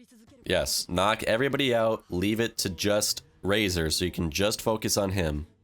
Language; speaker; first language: English; native; English